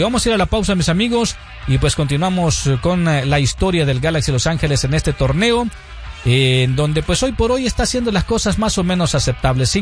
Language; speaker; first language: Spanish; native; Spanish